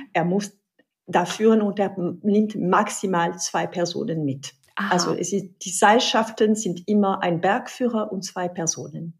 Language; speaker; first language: German; non-native, fluent; French